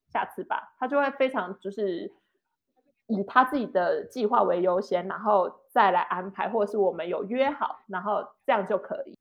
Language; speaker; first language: Chinese; native; Chinese